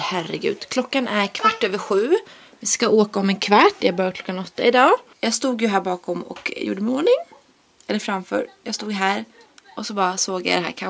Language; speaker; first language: Swedish; native; Swedish